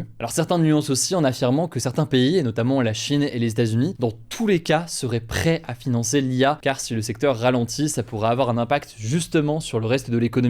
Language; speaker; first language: French; native; French